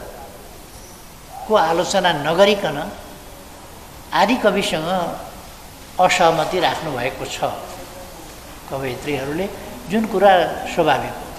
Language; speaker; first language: Nepali; native; Nepali